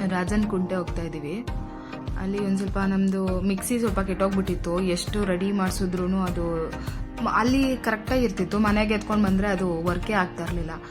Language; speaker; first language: Kannada; non-native, local second language; Telugu